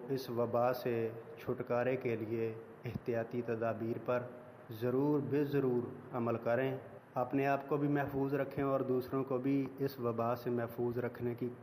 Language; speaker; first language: Urdu; non-native, local second language; Punjabi